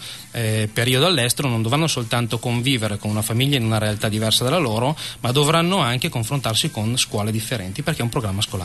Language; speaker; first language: Italian; native; Italian